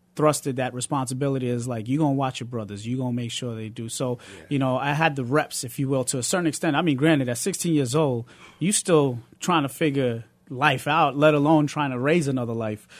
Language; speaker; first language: English; early bilingual, other home language; Spanish